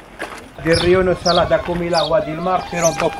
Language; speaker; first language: Spanish; non-native, learner; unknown